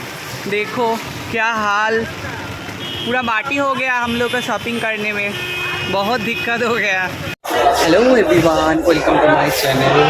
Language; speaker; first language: Hindi; non-native, local second language; Bangla